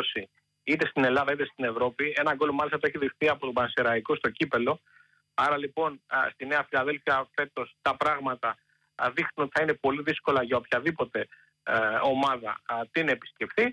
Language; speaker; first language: Greek; native; Greek